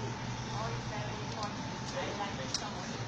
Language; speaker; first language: English; non-native, learner; Spanish